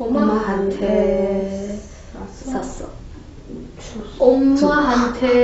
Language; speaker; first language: Korean; non-native, learner; Chinese